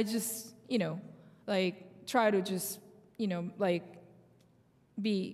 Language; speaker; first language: English; non-native, fluent; Korean